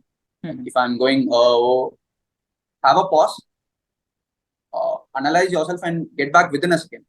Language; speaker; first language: English; non-native, local second language; Hindi